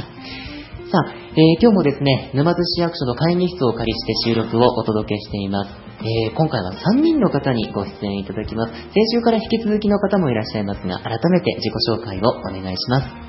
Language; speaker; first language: Japanese; native; Japanese